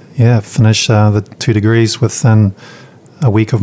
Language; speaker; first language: English; native; English